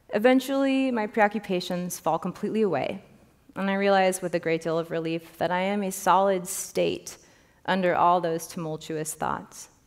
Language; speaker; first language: English; native; English